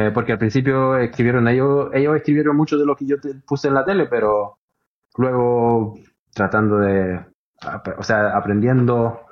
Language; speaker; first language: Spanish; early bilingual, heritage; Norwegian